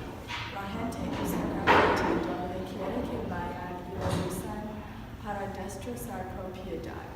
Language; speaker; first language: Spanish; non-native, learner; English